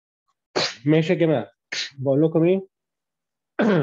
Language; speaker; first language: Arabic; native; Arabic